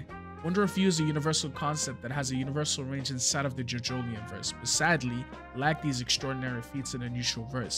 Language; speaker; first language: English; native; English